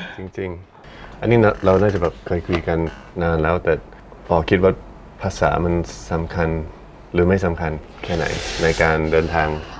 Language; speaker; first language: Thai; non-native, fluent; English